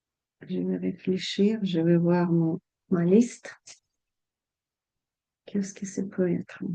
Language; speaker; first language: French; non-native, fluent; Russian